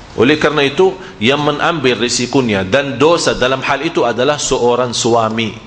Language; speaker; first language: Malay; non-native, fluent; Arabic